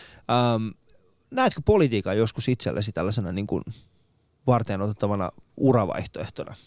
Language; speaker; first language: Finnish; early bilingual, other home language; Persian